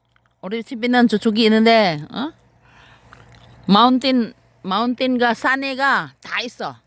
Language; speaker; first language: Korean; non-native, learner; Filipino